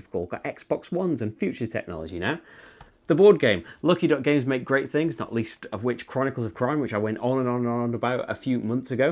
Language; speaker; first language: English; native; English